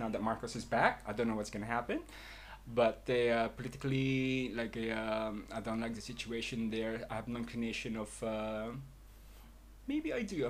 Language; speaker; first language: English; native; English